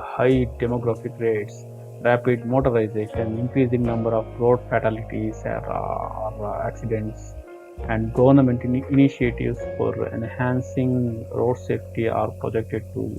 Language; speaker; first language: English; non-native, local second language; Kannada